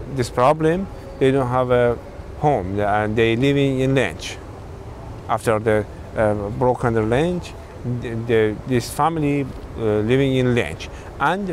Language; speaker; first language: English; non-native, learner; Persian